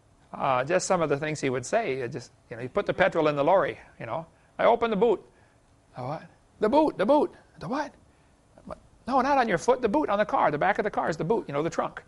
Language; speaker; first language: English; native; English